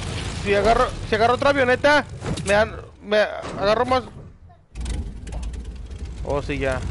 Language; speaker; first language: Spanish; native; Spanish